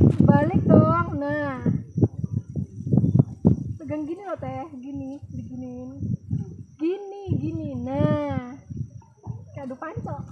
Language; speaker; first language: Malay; non-native, local second language; Sundanese